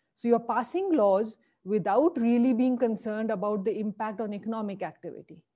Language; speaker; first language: English; non-native, local second language; Hindi